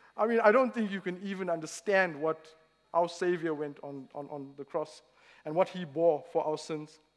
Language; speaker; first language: English; native; English